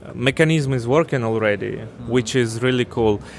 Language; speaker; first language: English; non-native, fluent; Ukrainian